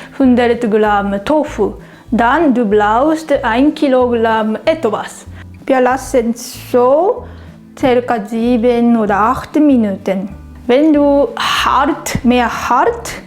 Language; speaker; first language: German; non-native, learner; Japanese